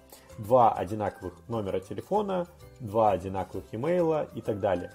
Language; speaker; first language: Russian; native; Russian